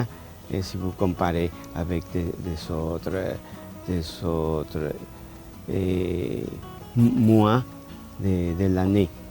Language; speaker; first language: French; non-native, fluent; Spanish